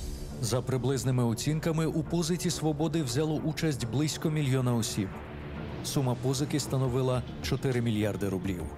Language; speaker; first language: Ukrainian; native; Ukrainian